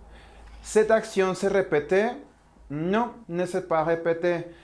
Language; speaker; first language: French; non-native, learner; Spanish